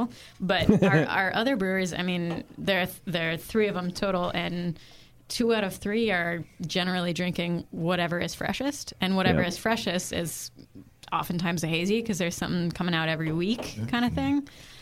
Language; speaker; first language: English; native; English